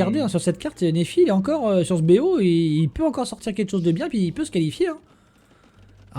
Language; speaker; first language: French; native; French